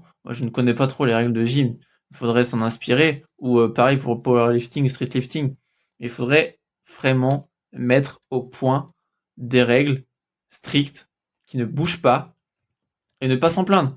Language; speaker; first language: French; native; French